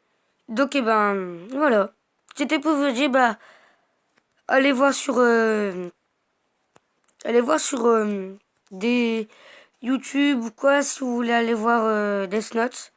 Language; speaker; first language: French; native; French